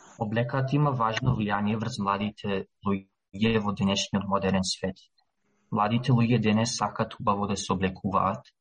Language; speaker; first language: Macedonian; early bilingual, heritage; Macedonian